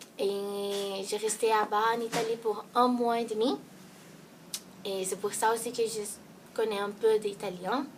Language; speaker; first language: French; non-native, learner; Portuguese